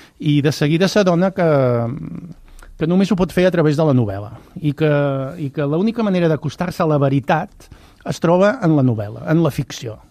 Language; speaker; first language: Catalan; native; Catalan